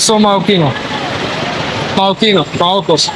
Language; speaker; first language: Portuguese; non-native, learner; Arabic